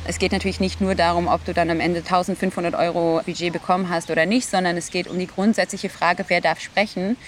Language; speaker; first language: German; non-native, fluent; Hebrew